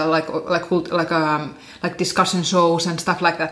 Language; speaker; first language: English; non-native, fluent; Finnish